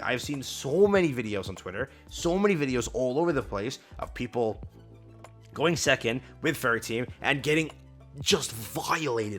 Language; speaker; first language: English; native; English